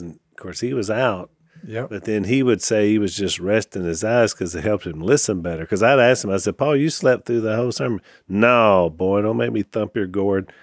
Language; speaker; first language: English; native; English